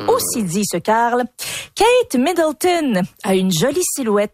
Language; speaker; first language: French; native; French